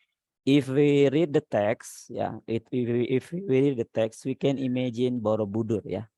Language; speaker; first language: English; non-native, learner; Indonesian